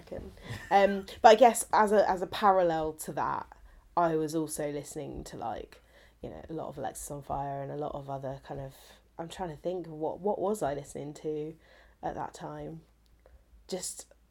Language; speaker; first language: English; native; English